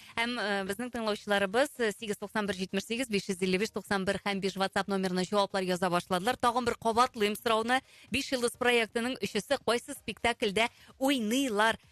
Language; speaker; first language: Tatar; native; Tatar